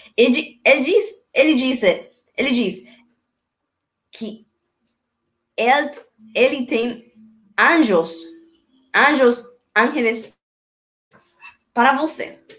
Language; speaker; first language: Portuguese; non-native, learner; Spanish